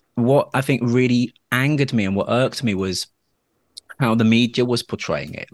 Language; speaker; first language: English; native; English